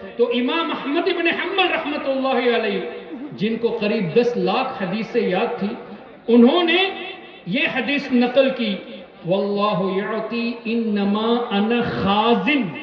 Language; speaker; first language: Urdu; non-native, local second language; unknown